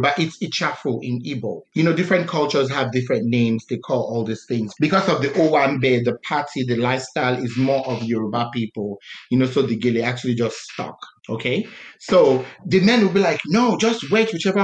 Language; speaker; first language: English; non-native, local second language; Yoruba